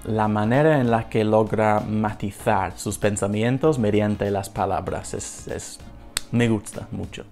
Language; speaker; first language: Spanish; non-native, fluent; English